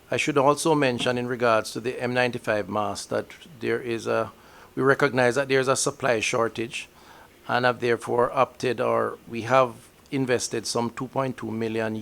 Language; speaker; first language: English; native; English